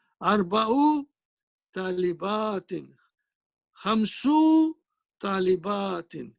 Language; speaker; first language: Arabic; non-native, fluent; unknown